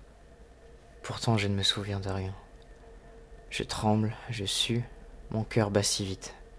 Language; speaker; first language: French; native; French